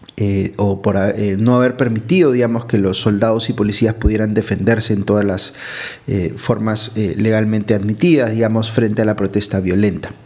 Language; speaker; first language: Spanish; native; Spanish